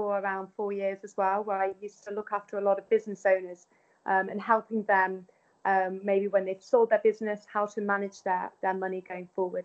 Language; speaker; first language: English; native; English